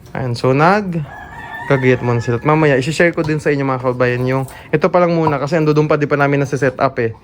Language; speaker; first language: Filipino; native; Filipino